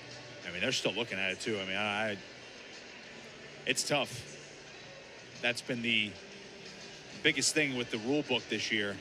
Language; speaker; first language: English; native; English